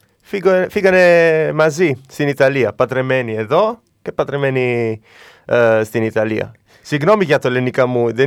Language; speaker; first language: Greek; non-native, learner; Italian